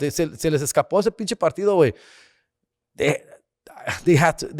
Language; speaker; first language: Spanish; early bilingual, heritage; Spanish